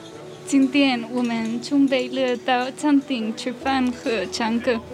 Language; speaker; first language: Chinese; non-native, learner; Spanish